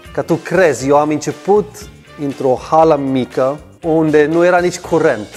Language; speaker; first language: Romanian; non-native, fluent; Swedish